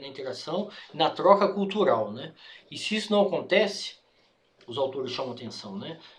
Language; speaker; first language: Portuguese; native; Portuguese